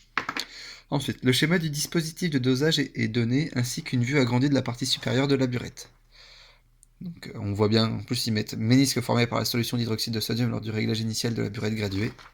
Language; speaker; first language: French; native; French